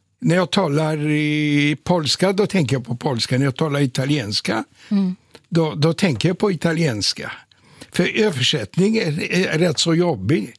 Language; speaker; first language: Swedish; non-native, fluent; Polish